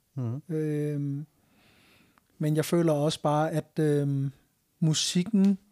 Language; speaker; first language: Danish; early bilingual, other home language; Thai